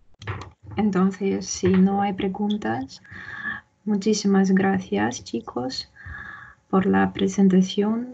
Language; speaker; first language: Spanish; non-native, fluent; Russian